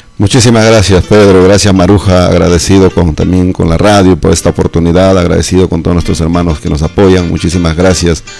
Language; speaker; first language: Spanish; non-native, local second language; Quechua